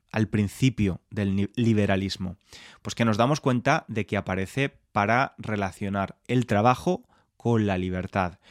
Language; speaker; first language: Spanish; native; Spanish